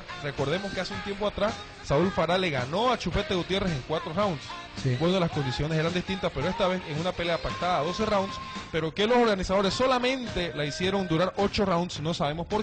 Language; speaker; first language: Spanish; native; Spanish